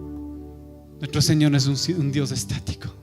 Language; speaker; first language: Spanish; native; Spanish